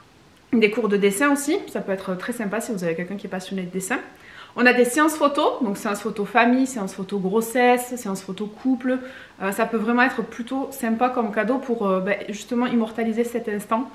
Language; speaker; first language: French; native; French